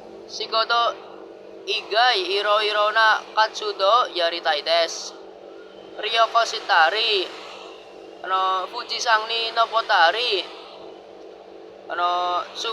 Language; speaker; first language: Japanese; non-native, learner; Indonesian